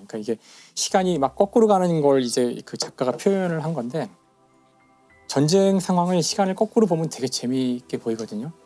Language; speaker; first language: Korean; native; Korean